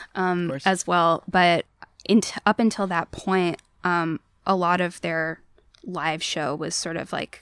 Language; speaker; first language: English; native; English